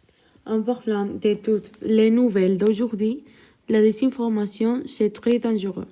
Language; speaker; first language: French; non-native, learner; Spanish